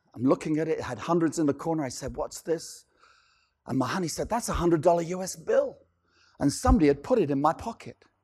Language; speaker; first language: English; native; English